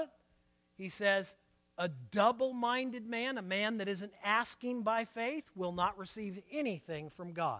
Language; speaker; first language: English; native; English